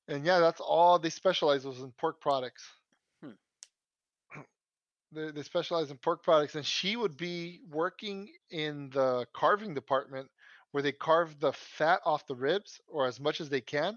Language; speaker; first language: English; early bilingual, other home language; Spanish